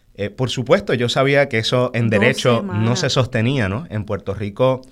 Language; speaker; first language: Spanish; native; Spanish